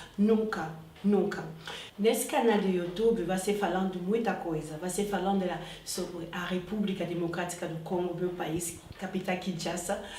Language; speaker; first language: Portuguese; non-native, fluent; Lingala